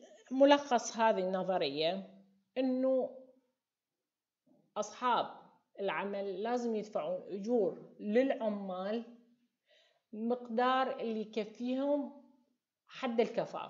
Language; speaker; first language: Arabic; native; Arabic